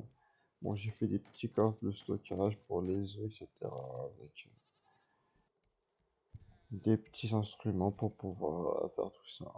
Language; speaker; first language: French; native; French